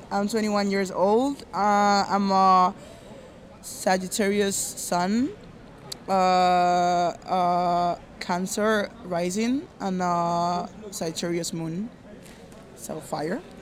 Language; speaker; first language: English; non-native, local second language; Spanish